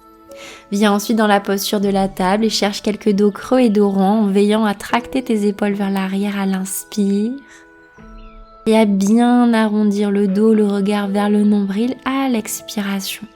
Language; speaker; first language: French; native; French